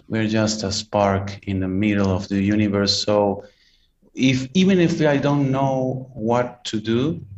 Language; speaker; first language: English; non-native, fluent; Spanish